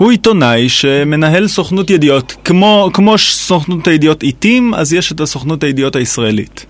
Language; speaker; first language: Hebrew; native; Hebrew